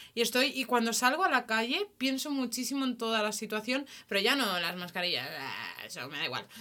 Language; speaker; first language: Spanish; native; Spanish